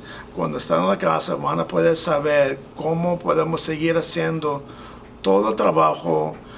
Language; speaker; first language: Spanish; non-native, fluent; English